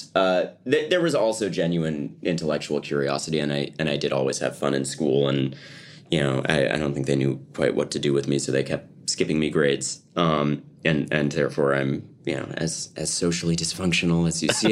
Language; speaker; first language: English; native; English